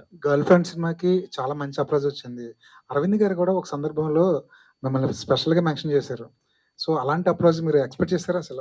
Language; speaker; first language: Telugu; native; Telugu